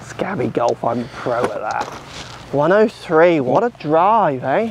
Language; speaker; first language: English; native; English